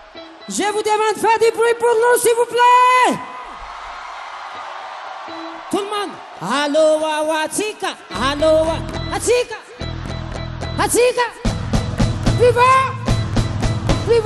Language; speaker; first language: French; non-native, local second language; Malagasy